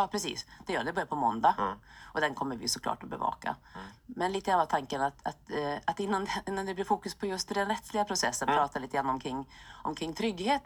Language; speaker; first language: Swedish; native; Swedish